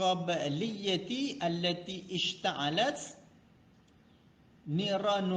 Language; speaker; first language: Arabic; non-native, fluent; Malay